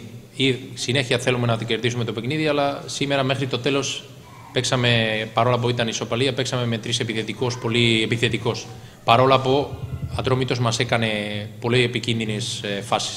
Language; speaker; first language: Greek; non-native, learner; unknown